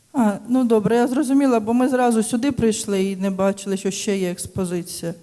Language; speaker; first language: Ukrainian; native; Ukrainian